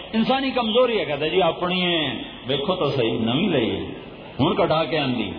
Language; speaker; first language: Urdu; non-native, local second language; Punjabi